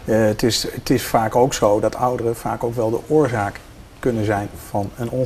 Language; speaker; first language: Dutch; native; Dutch